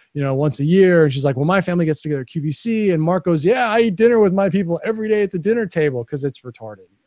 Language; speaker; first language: English; native; English